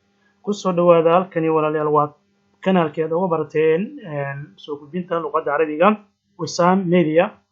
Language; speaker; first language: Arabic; non-native, fluent; Somali